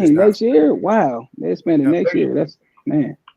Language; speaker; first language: English; native; English